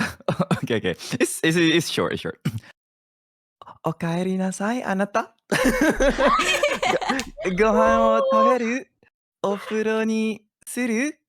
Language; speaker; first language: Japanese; non-native, learner; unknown